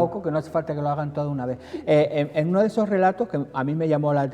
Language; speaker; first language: Spanish; native; Spanish